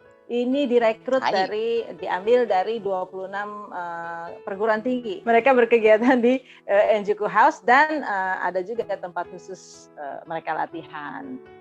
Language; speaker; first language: Indonesian; native; Indonesian